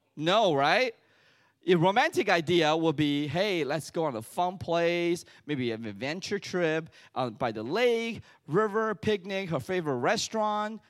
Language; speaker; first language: English; early bilingual, other home language; Chinese